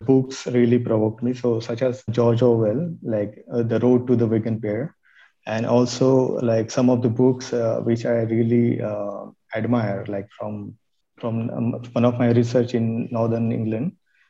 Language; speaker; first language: English; non-native, local second language; Marathi